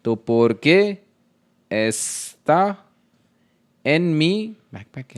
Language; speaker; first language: Spanish; non-native, learner; Hindi